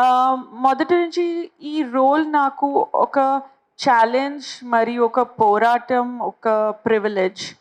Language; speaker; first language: Telugu; non-native, fluent; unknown